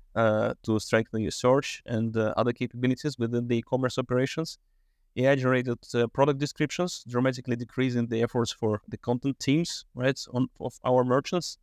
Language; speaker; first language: English; non-native, fluent; Russian